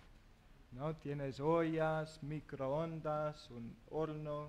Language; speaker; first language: Spanish; non-native, learner; English